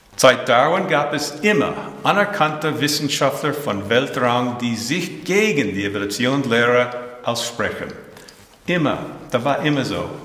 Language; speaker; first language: German; early bilingual, heritage; German